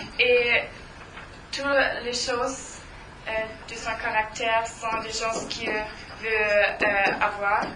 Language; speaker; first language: French; non-native, learner; German